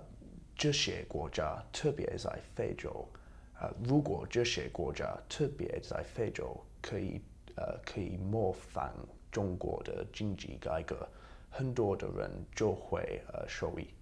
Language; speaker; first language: Chinese; non-native, learner; English